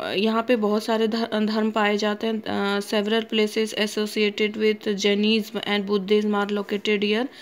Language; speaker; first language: Hindi; native; Hindi